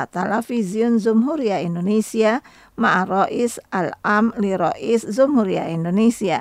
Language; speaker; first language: Arabic; non-native, fluent; Indonesian